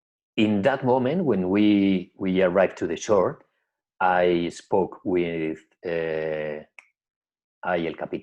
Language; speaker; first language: English; non-native, learner; Spanish